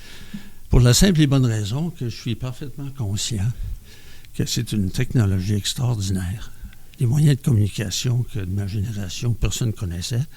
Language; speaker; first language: French; native; French